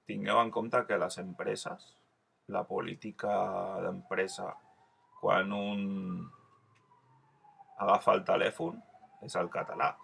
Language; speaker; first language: Catalan; non-native, local second language; Spanish